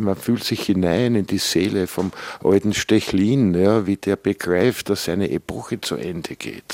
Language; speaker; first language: German; native; German